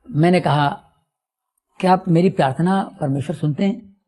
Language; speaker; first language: Hindi; non-native, local second language; Telugu